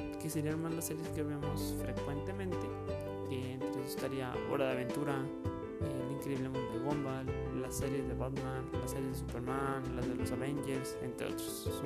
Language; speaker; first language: Spanish; native; Spanish